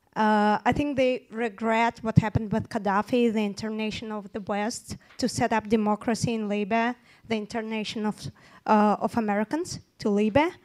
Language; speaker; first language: English; non-native, fluent; Turkmen